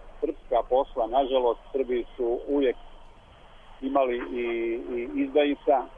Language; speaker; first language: Croatian; native; Croatian